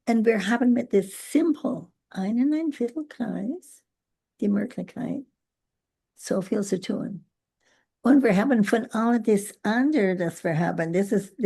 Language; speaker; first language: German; non-native, learner; English